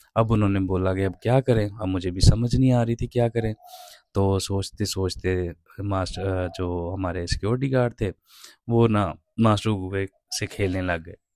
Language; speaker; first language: Urdu; non-native, local second language; Punjabi